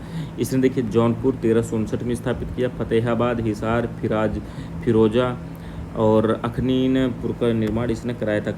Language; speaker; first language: Hindi; native; Hindi